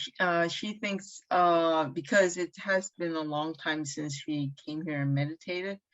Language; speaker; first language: English; non-native, fluent; Korean